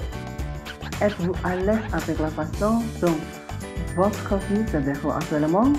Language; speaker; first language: French; non-native, fluent; Indonesian